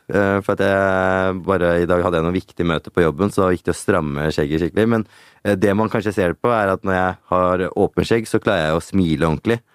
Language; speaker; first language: Norwegian; early bilingual, other home language; Punjabi